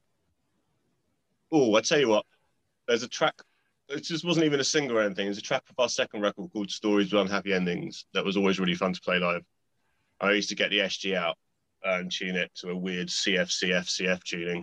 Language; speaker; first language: English; native; English